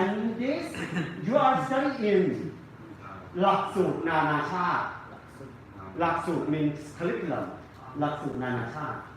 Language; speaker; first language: Thai; native; Thai